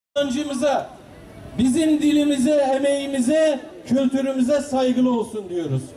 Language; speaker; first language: Turkish; non-native, local second language; Kurdish